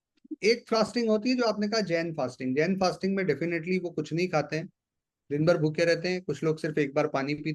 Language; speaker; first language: Hindi; native; Hindi